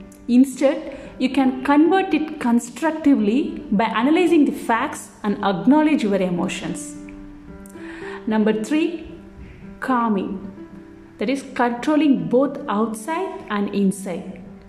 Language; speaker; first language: English; non-native, local second language; Tamil